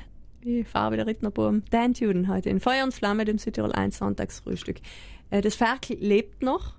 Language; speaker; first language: German; native; German